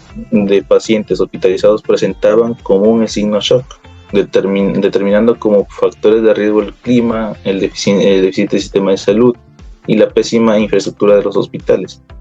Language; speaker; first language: Spanish; native; Spanish